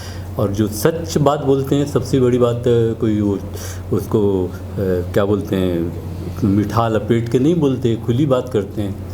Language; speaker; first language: Hindi; native; Hindi